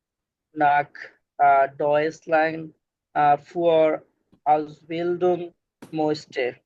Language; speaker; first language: German; non-native, learner; Bangla